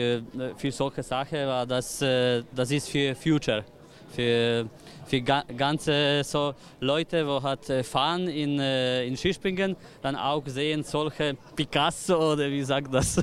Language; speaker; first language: German; non-native, learner; Polish